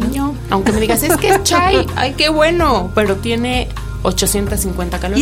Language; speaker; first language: Spanish; native; Spanish